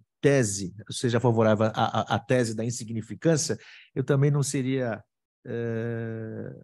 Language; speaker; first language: Portuguese; native; Portuguese